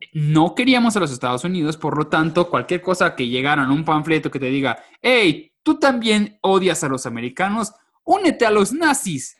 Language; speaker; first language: Spanish; native; Spanish